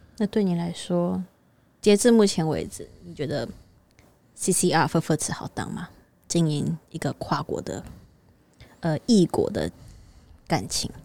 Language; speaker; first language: Chinese; native; Chinese